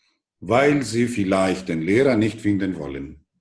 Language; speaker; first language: German; non-native, fluent; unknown